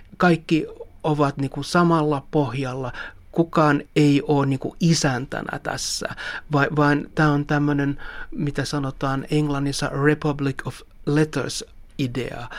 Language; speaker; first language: Finnish; non-native, local second language; Swedish